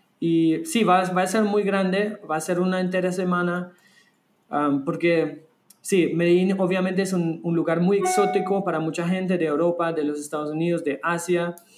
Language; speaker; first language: Spanish; non-native, fluent; German